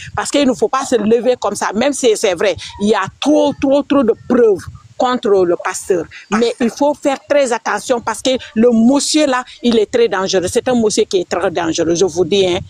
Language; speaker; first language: French; non-native, local second language; Wolof